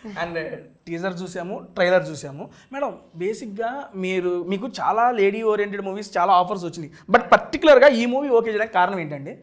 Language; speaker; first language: Telugu; native; Telugu